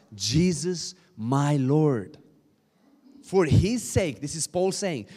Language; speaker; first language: English; non-native, fluent; Romanian